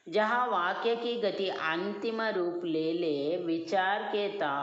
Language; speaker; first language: Hindi; non-native, local second language; Telugu